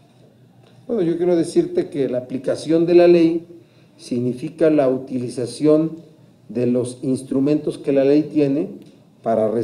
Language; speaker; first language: Spanish; native; Spanish